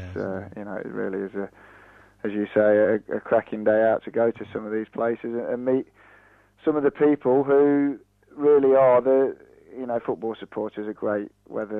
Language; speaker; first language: English; native; English